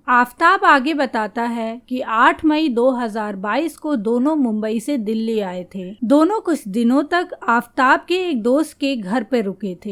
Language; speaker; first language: Hindi; native; Hindi